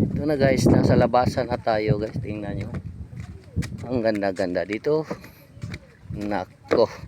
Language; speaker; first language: Filipino; non-native, local second language; Cebuano